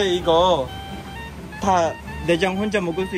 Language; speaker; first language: Korean; non-native, learner; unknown